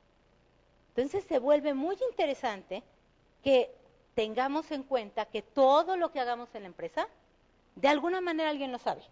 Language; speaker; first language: Spanish; native; Spanish